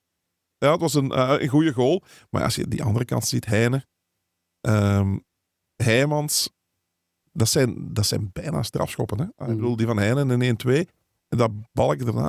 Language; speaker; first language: Dutch; native; Dutch